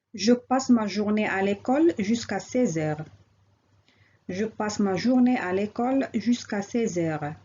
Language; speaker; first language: French; non-native, local second language; Arabic